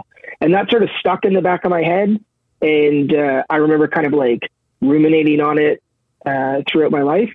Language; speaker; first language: English; native; English